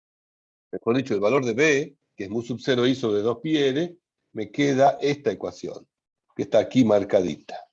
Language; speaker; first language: Spanish; native; Spanish